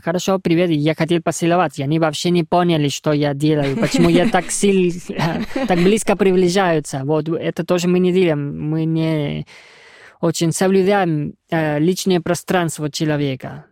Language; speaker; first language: Russian; non-native, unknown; Spanish